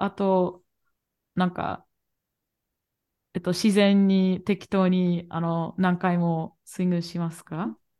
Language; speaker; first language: Japanese; non-native, fluent; English